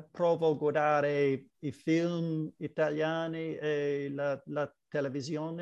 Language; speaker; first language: Italian; non-native, learner; English